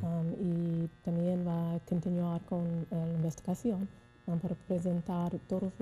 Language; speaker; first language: Spanish; non-native, learner; English